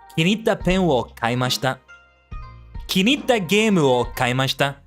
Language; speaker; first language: Japanese; non-native, learner; English